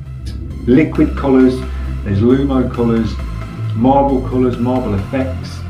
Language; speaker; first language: English; native; English